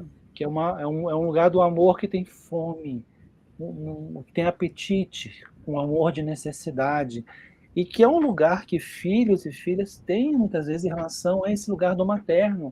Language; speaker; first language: Portuguese; native; Portuguese